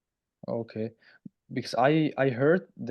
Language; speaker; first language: English; non-native, fluent; Spanish